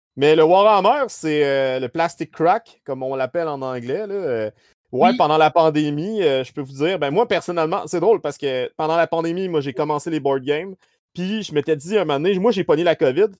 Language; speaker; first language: French; native; French